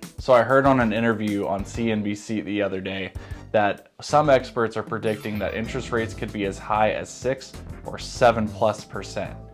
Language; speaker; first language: English; native; English